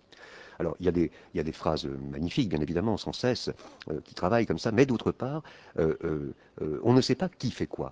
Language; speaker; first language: French; native; French